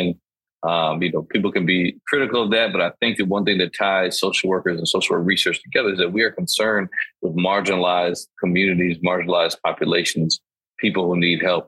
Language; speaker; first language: English; native; English